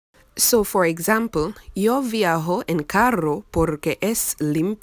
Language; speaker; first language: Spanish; non-native, fluent; English